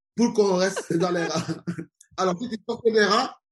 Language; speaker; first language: French; non-native, local second language; Wolof